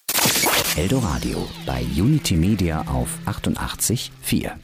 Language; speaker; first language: German; native; German